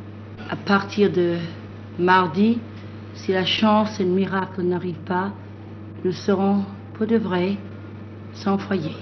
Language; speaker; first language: French; non-native, fluent; English